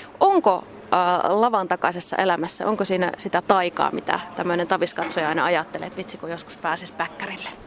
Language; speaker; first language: Finnish; native; Finnish